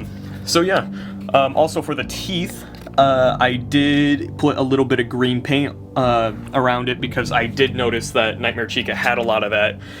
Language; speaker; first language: English; native; English